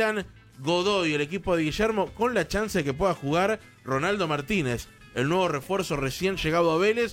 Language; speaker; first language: Spanish; native; Spanish